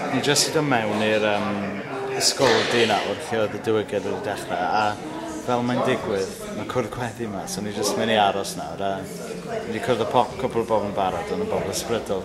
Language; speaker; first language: Welsh; native; Welsh